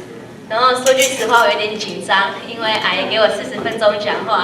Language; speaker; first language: Chinese; early bilingual, heritage; Chinese